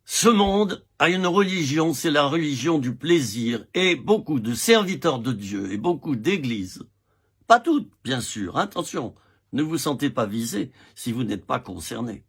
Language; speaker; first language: French; native; French